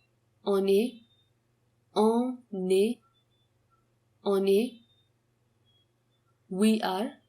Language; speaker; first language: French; non-native, fluent; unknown